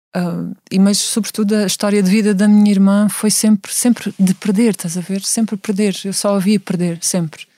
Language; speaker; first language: Portuguese; native; Portuguese